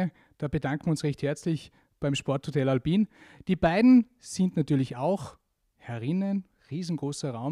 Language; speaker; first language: German; native; German